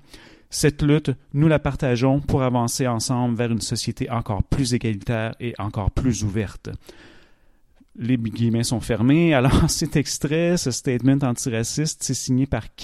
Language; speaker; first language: French; native; French